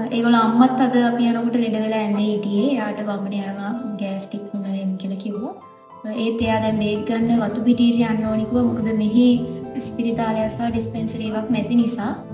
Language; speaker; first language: Sinhala; native; Sinhala